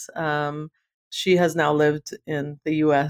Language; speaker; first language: English; native; English